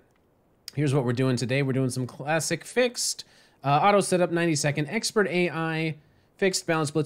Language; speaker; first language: English; native; English